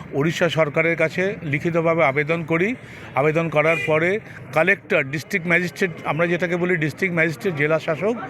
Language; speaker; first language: Bangla; native; Bangla